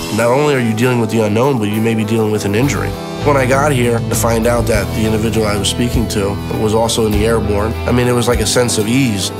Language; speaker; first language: English; native; English